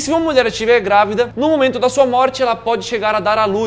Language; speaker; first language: Portuguese; native; Portuguese